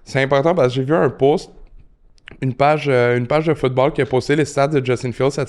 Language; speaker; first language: French; native; French